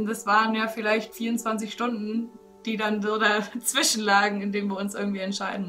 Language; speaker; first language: German; native; German